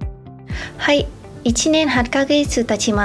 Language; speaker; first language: Japanese; non-native, learner; Vietnamese